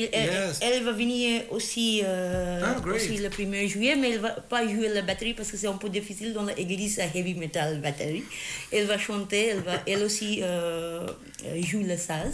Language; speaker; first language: French; non-native, learner; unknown